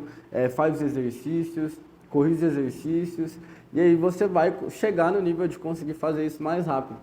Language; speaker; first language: Portuguese; native; Portuguese